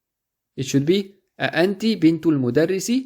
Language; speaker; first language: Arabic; non-native, fluent; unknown